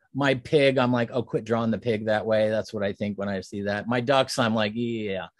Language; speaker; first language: English; native; English